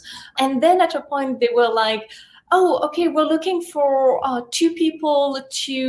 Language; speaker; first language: English; non-native, fluent; French